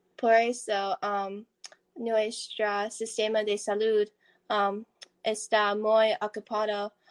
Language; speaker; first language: Spanish; non-native, learner; English